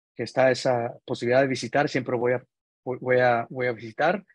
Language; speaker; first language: Spanish; early bilingual, heritage; Spanish